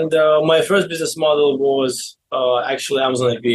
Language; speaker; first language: English; non-native, fluent; Azerbaijani